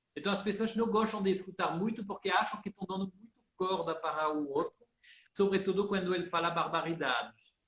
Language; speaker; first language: Portuguese; early bilingual, heritage; Portuguese